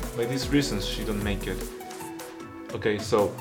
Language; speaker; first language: English; non-native, fluent; Spanish